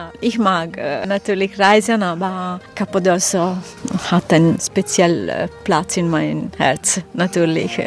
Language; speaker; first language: German; non-native, fluent; Italian